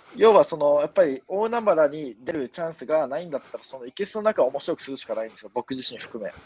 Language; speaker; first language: Japanese; native; Japanese